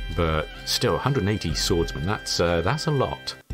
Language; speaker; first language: English; native; English